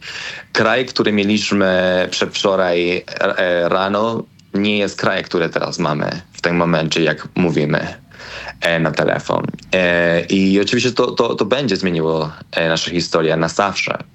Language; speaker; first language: Polish; non-native, learner; Spanish